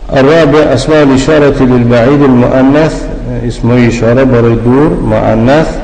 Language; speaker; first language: Arabic; non-native, fluent; Persian